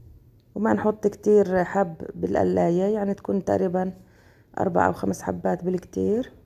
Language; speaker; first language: Arabic; native; Arabic